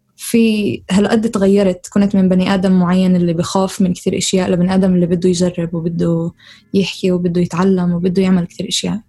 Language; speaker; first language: Arabic; native; Arabic